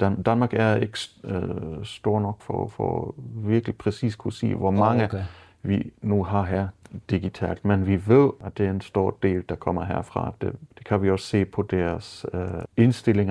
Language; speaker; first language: Danish; non-native, fluent; German